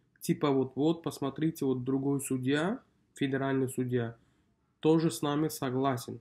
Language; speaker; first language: Russian; non-native, local second language; Uzbek